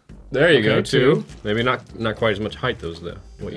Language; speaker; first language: English; native; English